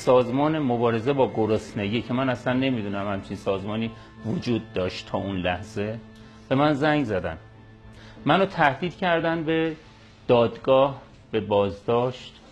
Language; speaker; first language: Persian; native; Persian